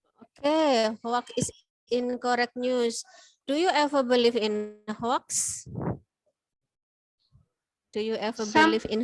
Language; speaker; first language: English; non-native, learner; Indonesian